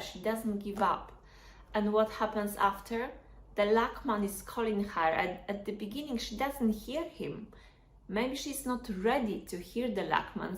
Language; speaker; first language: English; non-native, fluent; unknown